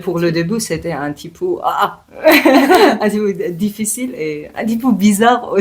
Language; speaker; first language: French; non-native, learner; Georgian